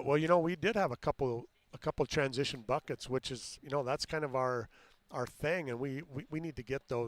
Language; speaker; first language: English; native; English